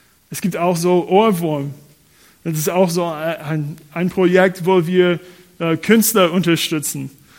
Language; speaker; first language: German; non-native, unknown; English